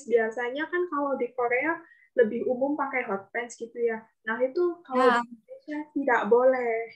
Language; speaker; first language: Indonesian; native; Indonesian